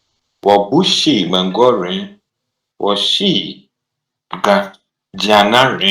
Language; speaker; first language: Chinese; non-native, learner; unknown